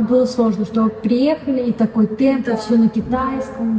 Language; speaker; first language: Russian; native; Russian